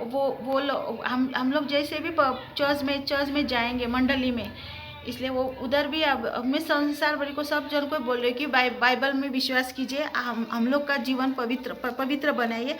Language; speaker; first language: Hindi; early bilingual, heritage; Hindi